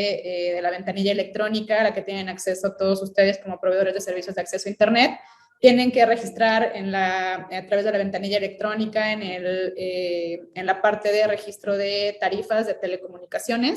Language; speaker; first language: Spanish; native; Spanish